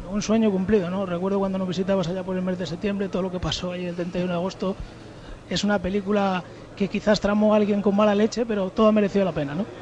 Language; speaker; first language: Spanish; native; Spanish